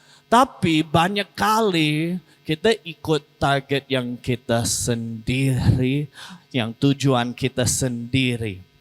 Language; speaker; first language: Indonesian; non-native, learner; English